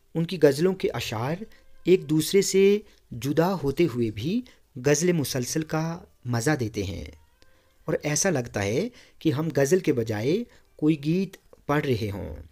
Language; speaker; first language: Urdu; non-native, local second language; Kashmiri